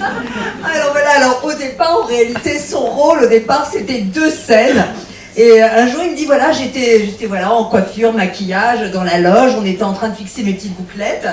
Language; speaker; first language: French; native; French